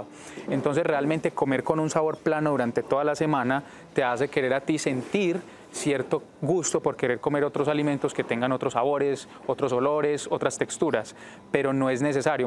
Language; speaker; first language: Spanish; native; Spanish